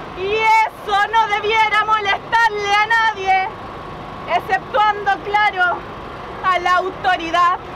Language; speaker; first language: Spanish; native; Spanish